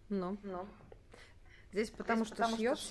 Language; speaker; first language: Russian; native; Russian